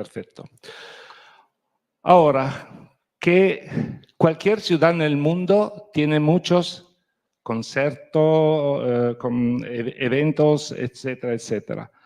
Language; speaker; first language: Spanish; non-native, fluent; Italian